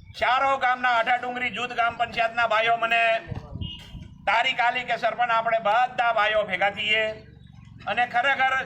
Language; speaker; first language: Gujarati; non-native, local second language; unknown